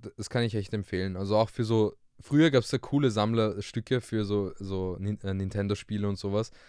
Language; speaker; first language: German; early bilingual, other home language; English